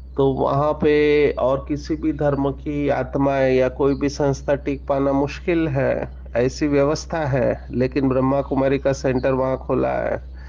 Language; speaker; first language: Hindi; non-native, local second language; Marathi